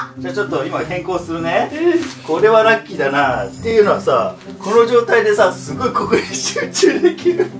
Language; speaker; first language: Japanese; native; Japanese